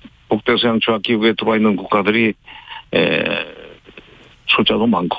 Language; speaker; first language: Korean; native; Korean